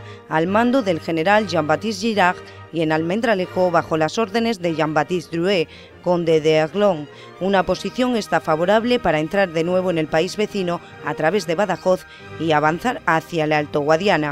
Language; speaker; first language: Spanish; native; Spanish